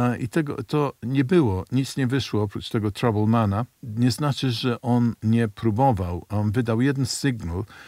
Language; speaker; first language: Polish; non-native, fluent; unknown